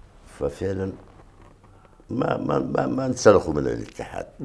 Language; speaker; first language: Arabic; native; Arabic